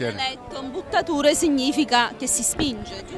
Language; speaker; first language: Italian; native; Italian